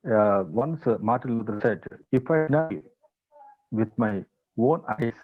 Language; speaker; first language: English; non-native, local second language; Telugu